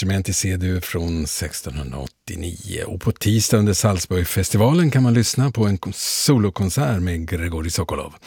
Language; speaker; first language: Swedish; native; Swedish